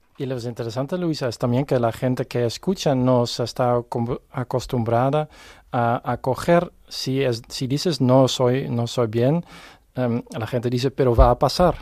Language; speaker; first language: Spanish; non-native, fluent; Dutch